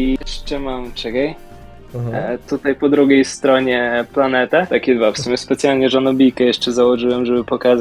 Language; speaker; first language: Polish; native; Polish